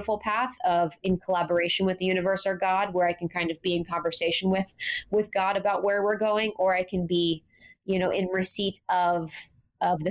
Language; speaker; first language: English; native; English